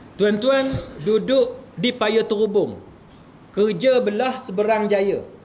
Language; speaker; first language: Malay; native; Malay